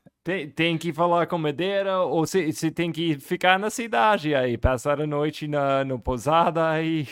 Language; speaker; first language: Portuguese; non-native, fluent; English